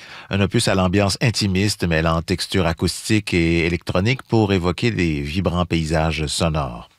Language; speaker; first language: French; native; French